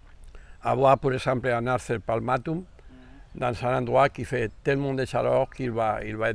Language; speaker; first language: French; non-native, fluent; Spanish